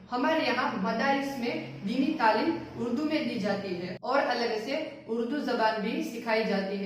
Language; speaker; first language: Hindi; non-native, local second language; Gujarati